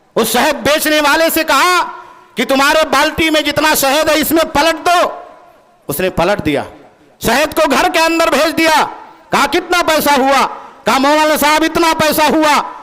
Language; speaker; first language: Urdu; native; Urdu